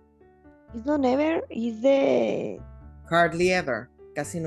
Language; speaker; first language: English; non-native, fluent; Spanish